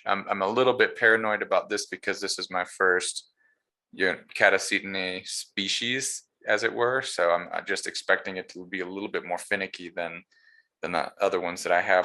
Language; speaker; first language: English; native; English